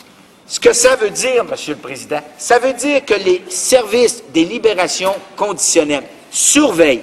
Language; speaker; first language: French; native; French